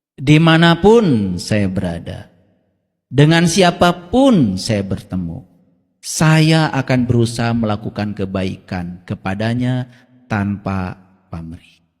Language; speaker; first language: Indonesian; non-native, local second language; Sundanese